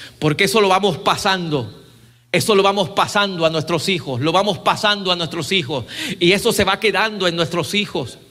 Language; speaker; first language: Spanish; native; Spanish